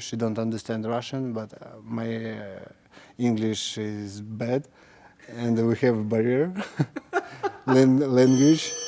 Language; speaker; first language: English; non-native, learner; Russian